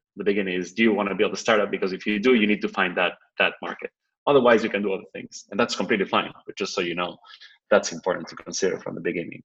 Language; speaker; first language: English; non-native, fluent; Spanish